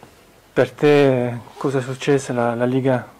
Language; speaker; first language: Italian; non-native, fluent; French